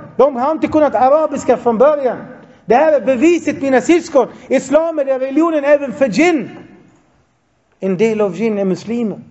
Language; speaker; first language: Swedish; non-native, fluent; Arabic